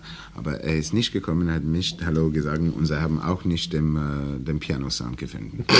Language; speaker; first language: German; non-native, learner; English